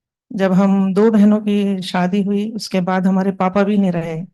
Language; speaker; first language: Hindi; native; Hindi